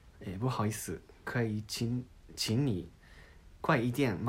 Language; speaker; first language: Chinese; non-native, learner; Japanese